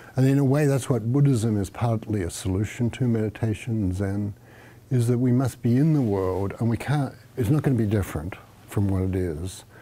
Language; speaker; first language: English; native; English